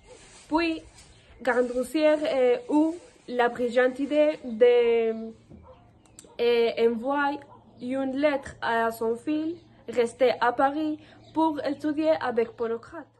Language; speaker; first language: French; non-native, learner; Spanish